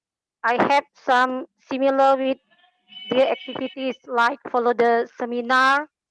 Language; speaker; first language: English; non-native, learner; Indonesian